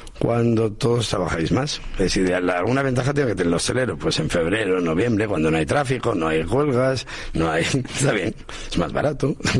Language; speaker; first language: Spanish; native; Spanish